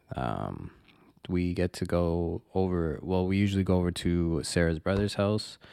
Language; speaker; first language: English; native; English